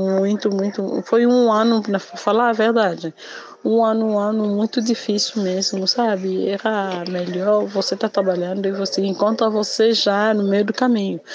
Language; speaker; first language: Portuguese; non-native, fluent; Lingala